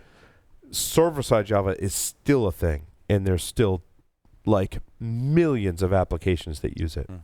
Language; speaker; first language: English; native; English